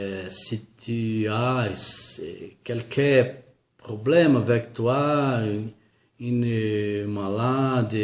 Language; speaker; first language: French; non-native, learner; Portuguese